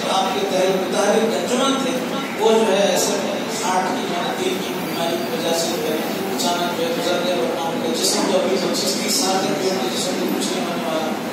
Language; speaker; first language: Urdu; native; Urdu